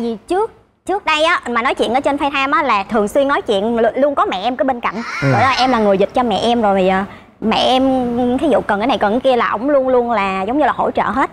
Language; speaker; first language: Vietnamese; native; Vietnamese